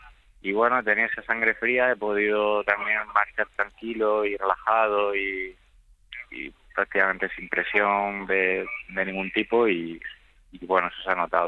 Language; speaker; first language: Spanish; native; Spanish